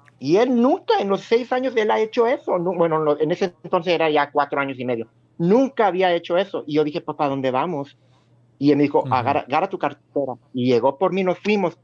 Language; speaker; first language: Spanish; early bilingual, heritage; Spanish